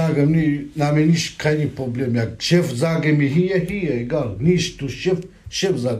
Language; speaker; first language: German; non-native, learner; Romanian